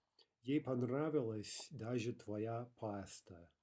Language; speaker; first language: Russian; non-native, fluent; English